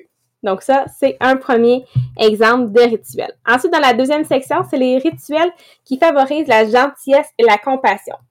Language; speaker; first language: French; native; French